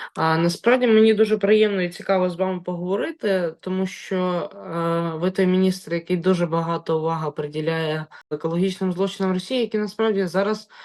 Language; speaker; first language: Ukrainian; native; Ukrainian